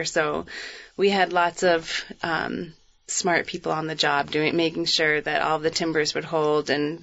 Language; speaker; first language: English; native; English